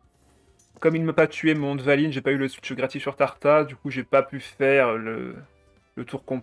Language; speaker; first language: French; native; French